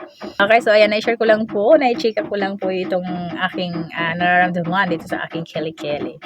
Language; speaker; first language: Filipino; non-native, local second language; Waray